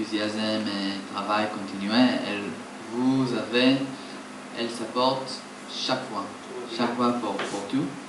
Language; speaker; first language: French; non-native, learner; Hebrew